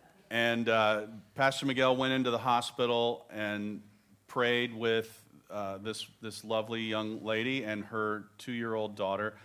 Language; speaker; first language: English; native; English